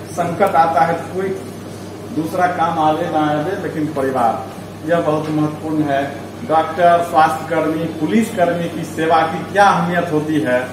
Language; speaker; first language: Hindi; native; Hindi